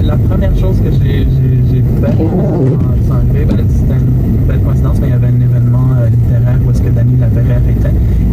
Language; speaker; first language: French; early bilingual, other home language; Arabic